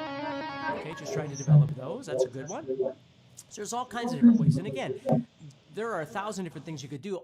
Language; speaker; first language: English; native; English